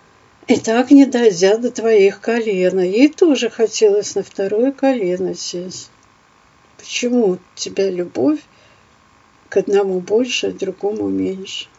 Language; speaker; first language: Russian; native; Russian